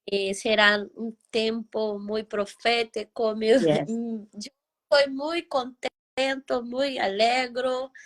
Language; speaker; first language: Spanish; non-native, learner; Portuguese